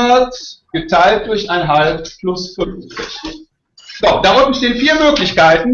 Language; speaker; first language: German; native; German